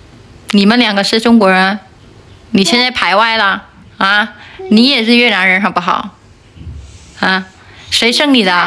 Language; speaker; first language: Chinese; non-native, fluent; Vietnamese